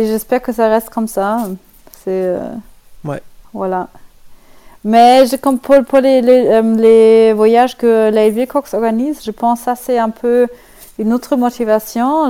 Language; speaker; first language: French; non-native, learner; German